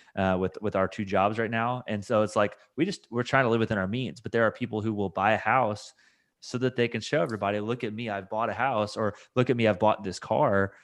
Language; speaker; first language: English; native; English